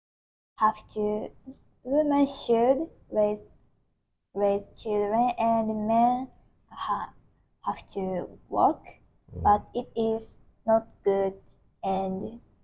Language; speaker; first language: English; non-native, learner; Japanese